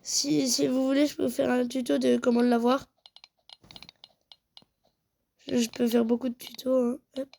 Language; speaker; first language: French; native; French